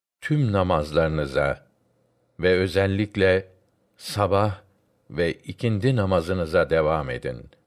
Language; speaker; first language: Turkish; native; Turkish